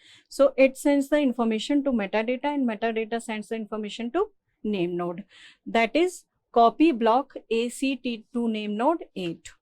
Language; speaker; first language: English; non-native, local second language; Hindi